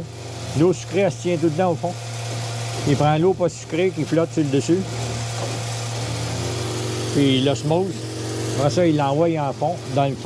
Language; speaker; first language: French; native; French